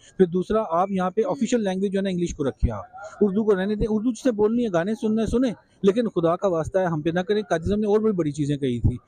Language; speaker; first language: Urdu; non-native, local second language; Kashmiri